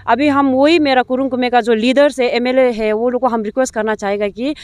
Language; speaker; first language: Hindi; non-native, local second language; Nyishi